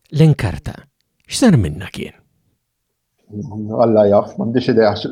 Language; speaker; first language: Maltese; early bilingual, heritage; Maltese